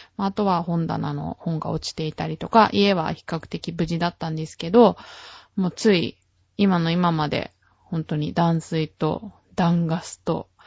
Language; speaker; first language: Japanese; native; Japanese